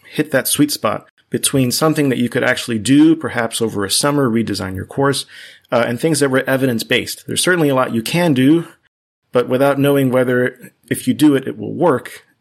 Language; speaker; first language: English; early bilingual, other home language; Spanish